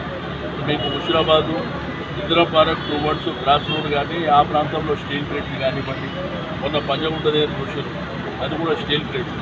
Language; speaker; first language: Telugu; native; Telugu